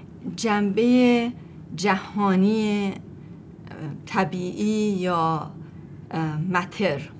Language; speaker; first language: Persian; native; Persian